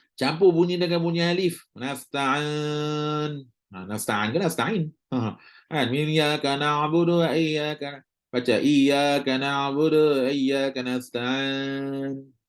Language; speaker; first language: Malay; native; Malay